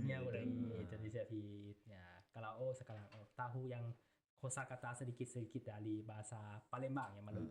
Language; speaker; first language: Indonesian; non-native, learner; Thai